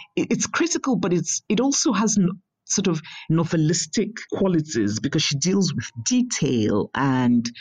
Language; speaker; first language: English; non-native, local second language; Igbo